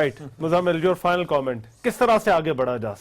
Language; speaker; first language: Urdu; native; Urdu